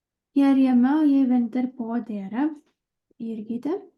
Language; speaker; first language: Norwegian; non-native, fluent; Lithuanian